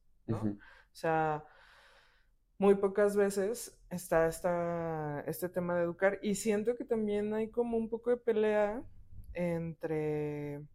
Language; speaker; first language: Spanish; native; Spanish